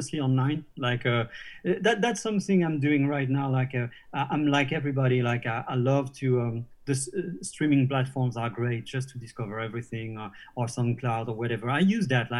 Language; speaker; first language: English; non-native, fluent; French